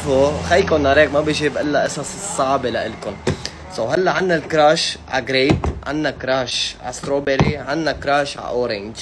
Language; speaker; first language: Arabic; native; Arabic